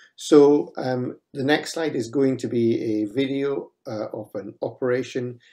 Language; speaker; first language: English; native; English